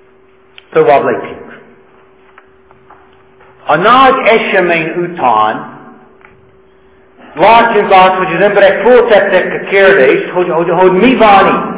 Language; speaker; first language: Hungarian; non-native, fluent; English